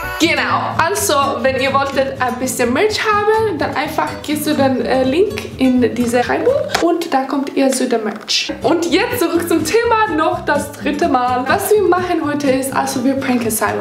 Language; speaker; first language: German; non-native, learner; English